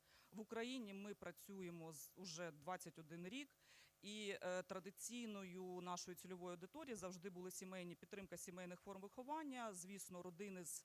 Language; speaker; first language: Ukrainian; native; Ukrainian